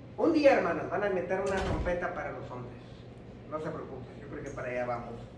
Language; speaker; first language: Spanish; early bilingual, heritage; Spanish